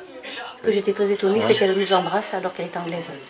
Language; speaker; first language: French; native; French